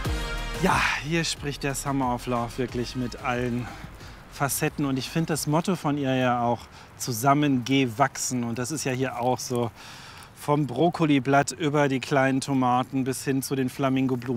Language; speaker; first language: German; native; German